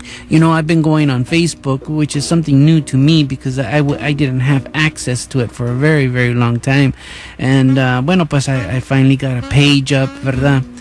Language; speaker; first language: English; early bilingual, other home language; Spanish